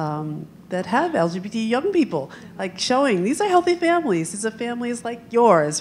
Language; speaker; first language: English; native; English